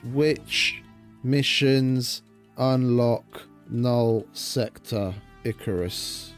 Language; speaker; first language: English; native; English